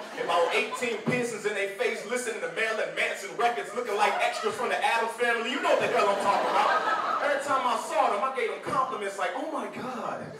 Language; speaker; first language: English; native; English